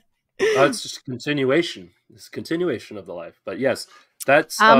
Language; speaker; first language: English; native; English